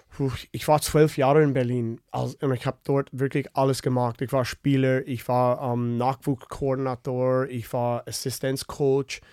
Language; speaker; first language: German; non-native, fluent; English